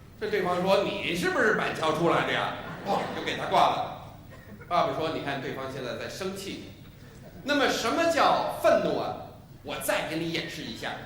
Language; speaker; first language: Chinese; non-native, fluent; English